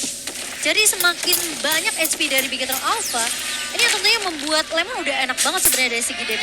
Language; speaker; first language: Indonesian; native; Indonesian